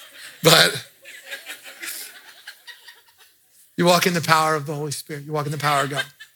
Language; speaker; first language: English; native; English